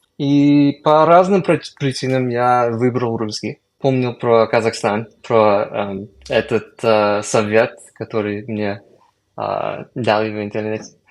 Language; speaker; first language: Russian; non-native, fluent; English